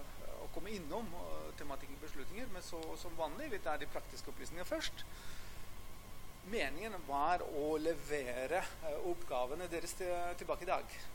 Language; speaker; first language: Norwegian; non-native, fluent; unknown